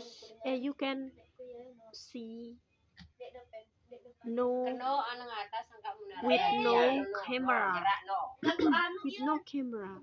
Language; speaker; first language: English; non-native, local second language; Indonesian